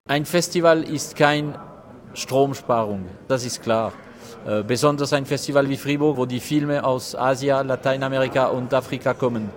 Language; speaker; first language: German; non-native, local second language; French